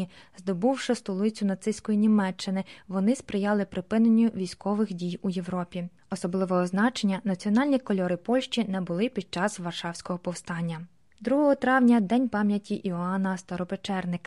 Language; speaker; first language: Ukrainian; native; Ukrainian